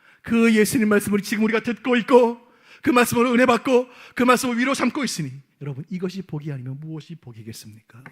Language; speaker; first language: Korean; native; Korean